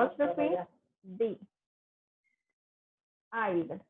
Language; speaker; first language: English; non-native, fluent; Spanish